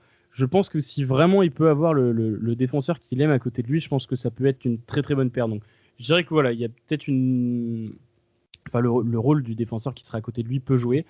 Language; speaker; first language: French; native; French